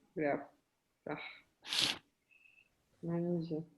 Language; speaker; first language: Arabic; native; Arabic